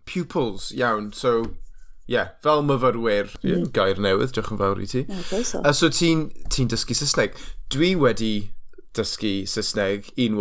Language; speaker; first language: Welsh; non-native, local second language; English